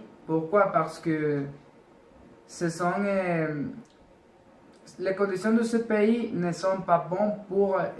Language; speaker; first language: French; non-native, learner; Spanish